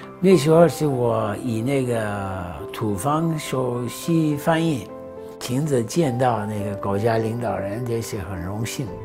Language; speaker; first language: Chinese; non-native, fluent; Turkish